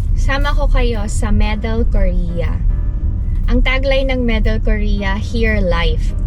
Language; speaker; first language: Filipino; native; Filipino